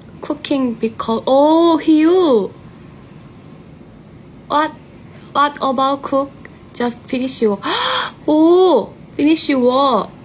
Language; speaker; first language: English; non-native, learner; Korean